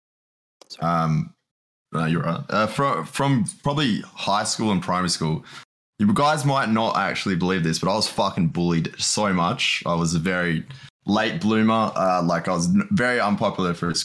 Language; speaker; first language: English; native; English